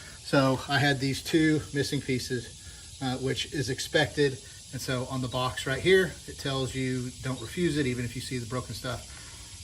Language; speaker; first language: English; native; English